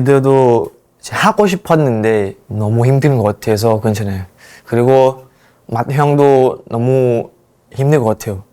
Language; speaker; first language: Korean; non-native, learner; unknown